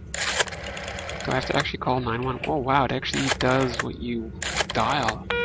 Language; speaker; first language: English; native; English